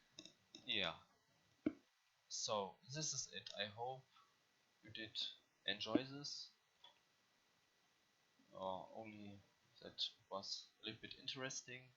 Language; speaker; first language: English; non-native, learner; German